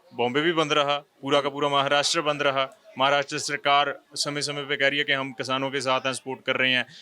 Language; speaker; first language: Hindi; non-native, local second language; Punjabi